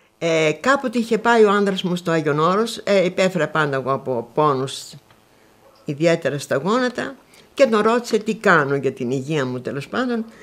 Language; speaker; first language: Greek; native; Greek